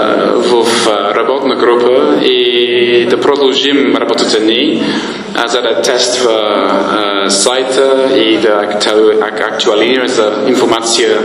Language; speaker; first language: Bulgarian; non-native, fluent; English